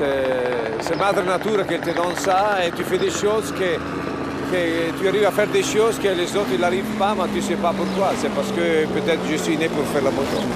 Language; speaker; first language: French; non-native, learner; Italian